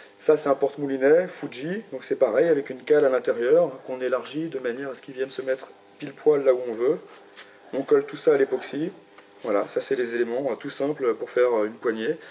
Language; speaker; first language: French; native; French